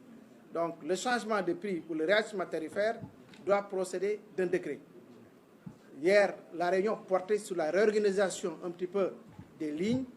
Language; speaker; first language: French; non-native, local second language; Wolof